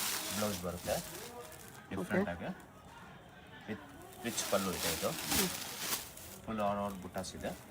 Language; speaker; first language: Kannada; non-native, local second language; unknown